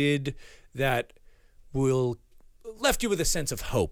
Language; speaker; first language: English; early bilingual, other home language; Spanish